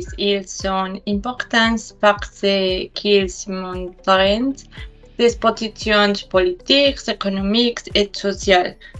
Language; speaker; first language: French; non-native, learner; Spanish